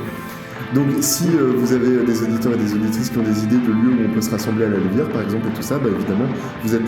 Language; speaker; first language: French; native; French